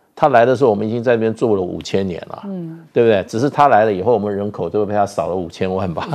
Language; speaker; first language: Chinese; native; Chinese